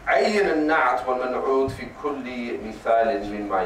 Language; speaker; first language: Arabic; non-native, fluent; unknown